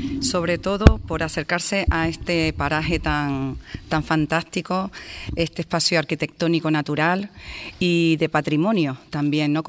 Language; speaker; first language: Spanish; native; Spanish